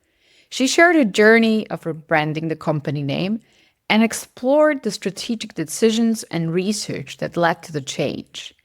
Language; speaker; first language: English; non-native, fluent; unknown